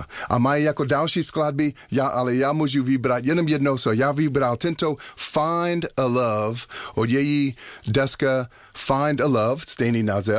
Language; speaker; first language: Czech; non-native, learner; English